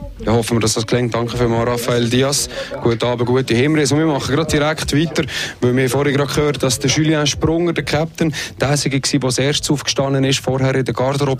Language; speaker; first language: German; native; German